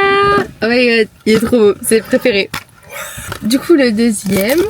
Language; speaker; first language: French; native; French